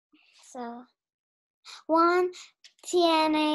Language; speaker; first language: Spanish; non-native, learner; English